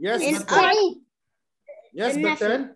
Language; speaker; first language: English; non-native, fluent; Arabic